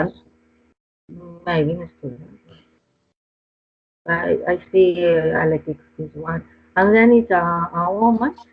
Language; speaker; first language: English; non-native, learner; Spanish